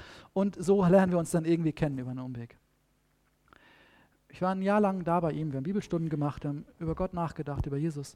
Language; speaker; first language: German; native; German